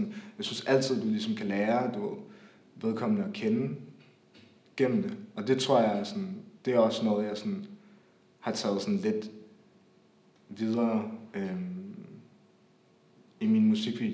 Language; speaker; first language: Danish; native; Danish